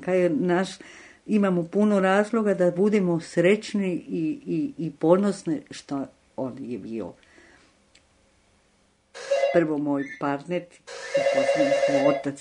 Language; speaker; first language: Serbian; non-native, fluent; Spanish